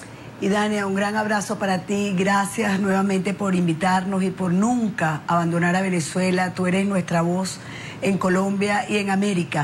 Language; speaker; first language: Spanish; native; Spanish